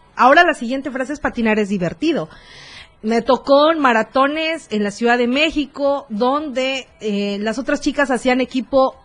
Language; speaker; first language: Spanish; native; Spanish